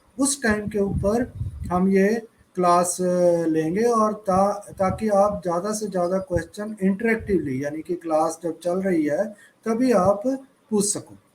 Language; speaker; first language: Hindi; native; Hindi